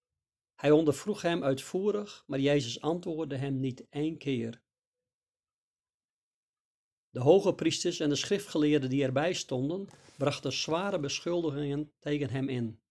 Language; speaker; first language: Dutch; native; Dutch